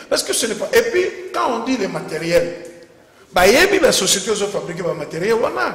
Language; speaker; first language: French; non-native, local second language; Lingala